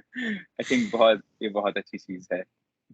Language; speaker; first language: Hindi; non-native, local second language; Telugu